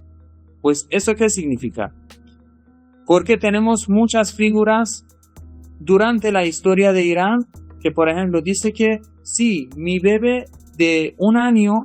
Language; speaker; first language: Spanish; non-native, fluent; Persian